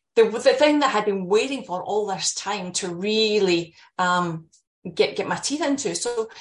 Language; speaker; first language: English; native; English